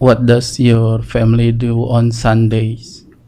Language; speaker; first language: English; non-native, learner; Indonesian